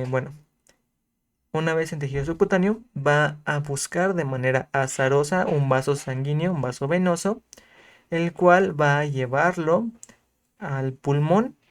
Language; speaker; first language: Spanish; native; Spanish